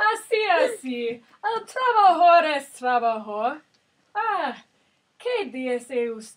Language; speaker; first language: Spanish; non-native, learner; English